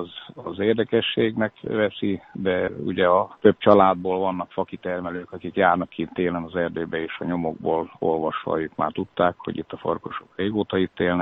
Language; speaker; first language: Hungarian; native; Hungarian